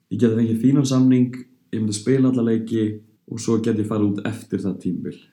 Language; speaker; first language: Icelandic; early bilingual, heritage; Icelandic